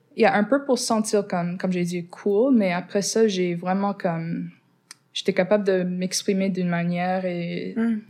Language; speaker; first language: French; non-native, fluent; English